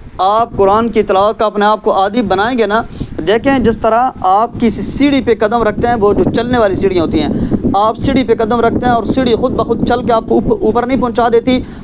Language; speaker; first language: Urdu; non-native, local second language; Punjabi